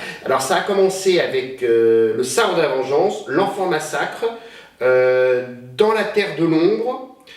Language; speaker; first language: French; native; French